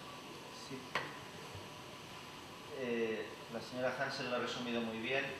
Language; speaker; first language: Spanish; native; Spanish